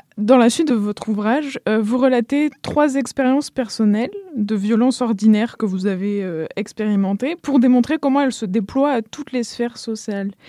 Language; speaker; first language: French; native; French